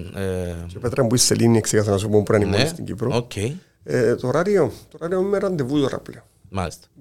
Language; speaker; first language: Greek; native; Greek